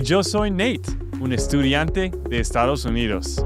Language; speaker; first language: Spanish; non-native, fluent; English